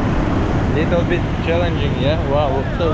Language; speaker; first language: English; non-native, learner; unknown